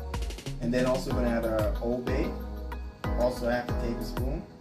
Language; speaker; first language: English; native; English